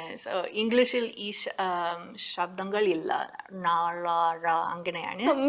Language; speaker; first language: Malayalam; non-native, learner; English